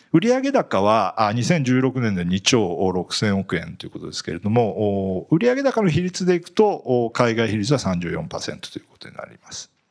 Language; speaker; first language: Japanese; native; Japanese